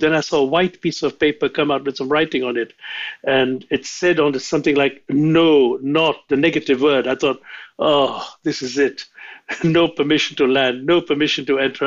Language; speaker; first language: English; non-native, local second language; Sindhi